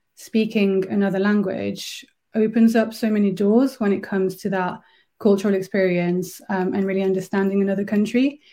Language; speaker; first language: English; non-native, fluent; French